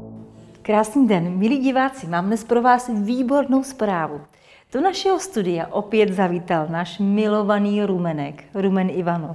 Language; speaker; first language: Czech; native; Czech